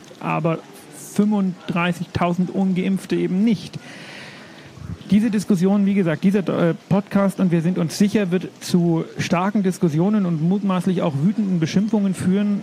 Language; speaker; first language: German; native; German